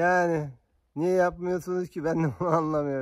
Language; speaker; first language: Turkish; native; Turkish